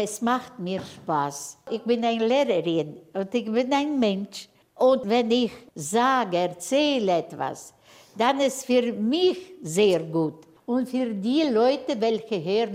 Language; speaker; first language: German; non-native, learner; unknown